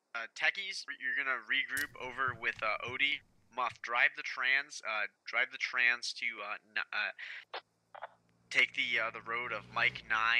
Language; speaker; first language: English; native; English